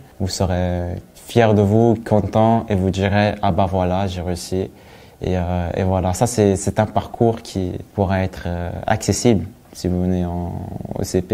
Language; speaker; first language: French; native; French